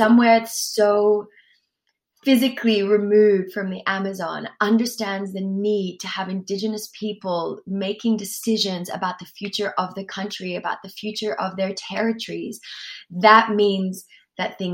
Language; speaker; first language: English; native; English